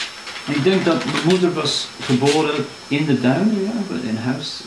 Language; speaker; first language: Dutch; early bilingual, heritage; English